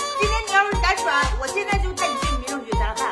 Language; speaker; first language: Chinese; native; Chinese